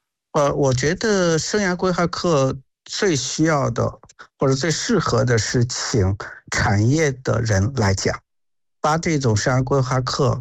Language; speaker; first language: Chinese; native; Chinese